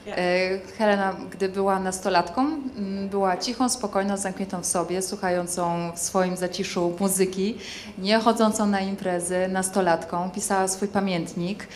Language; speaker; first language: Polish; native; Polish